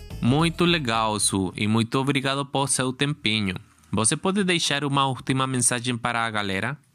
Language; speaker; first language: Portuguese; non-native, learner; Spanish